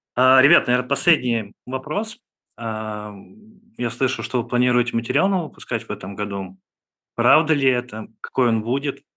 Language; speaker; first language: Russian; native; Russian